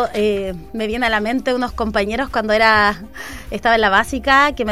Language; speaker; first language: Spanish; native; Spanish